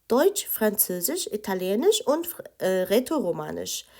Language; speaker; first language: German; non-native, fluent; Korean